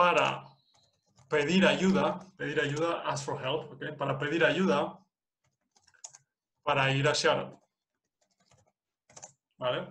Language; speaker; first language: Spanish; non-native, fluent; English